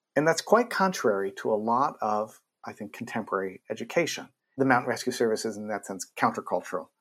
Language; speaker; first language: English; native; English